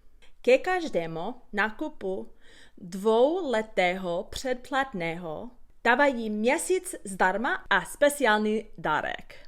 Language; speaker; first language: Czech; non-native, learner; English